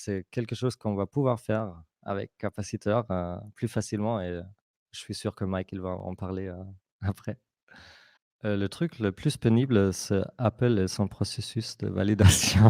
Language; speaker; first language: French; non-native, fluent; German